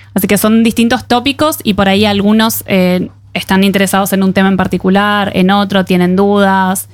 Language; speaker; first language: Spanish; native; Spanish